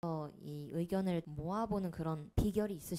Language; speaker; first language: Korean; native; Korean